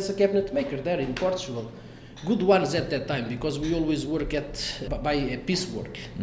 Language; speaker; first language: English; non-native, fluent; Portuguese